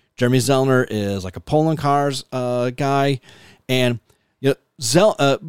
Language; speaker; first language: English; native; English